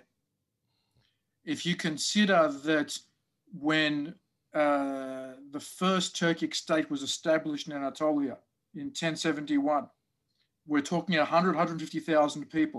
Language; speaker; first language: English; native; English